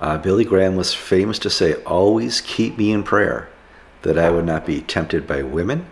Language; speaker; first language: English; native; English